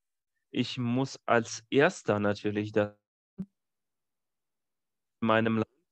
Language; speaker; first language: German; non-native, fluent; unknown